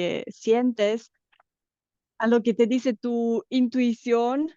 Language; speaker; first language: Spanish; non-native, fluent; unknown